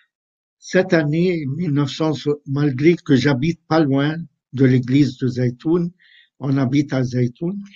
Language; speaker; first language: French; non-native, fluent; Arabic